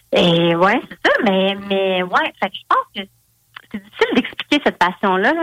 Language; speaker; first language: French; native; French